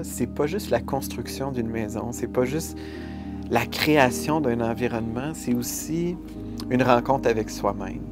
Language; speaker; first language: French; native; French